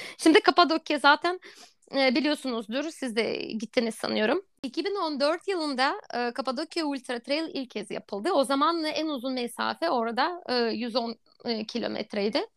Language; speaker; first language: Turkish; non-native, fluent; Russian